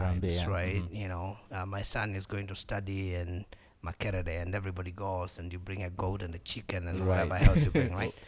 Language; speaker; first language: English; non-native, local second language; Kamba